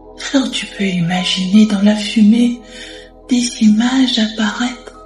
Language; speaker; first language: French; native; French